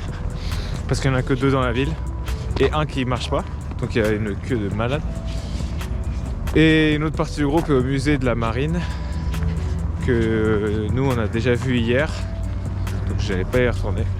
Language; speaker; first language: French; native; French